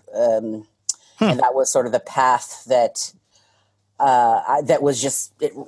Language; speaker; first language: English; native; English